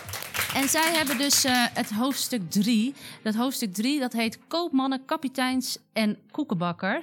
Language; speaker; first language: Dutch; native; Dutch